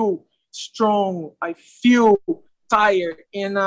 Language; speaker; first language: English; non-native, learner; Portuguese